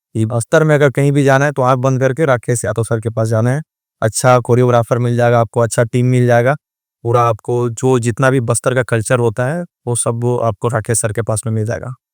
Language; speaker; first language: Hindi; native; Hindi